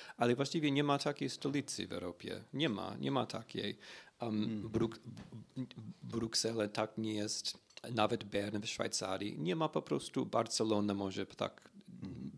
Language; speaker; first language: Polish; non-native, fluent; English